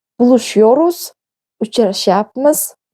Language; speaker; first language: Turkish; non-native, fluent; Uzbek